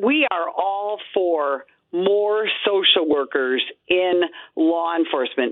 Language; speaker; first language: English; native; English